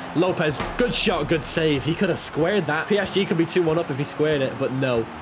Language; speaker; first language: English; native; English